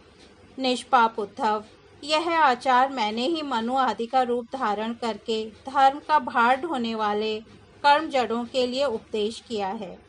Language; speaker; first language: Hindi; native; Hindi